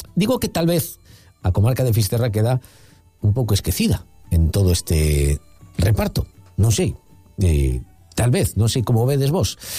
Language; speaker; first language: Galician; native; Galician